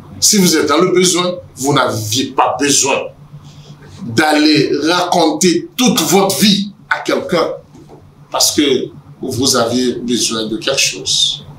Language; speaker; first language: French; non-native, local second language; Yoruba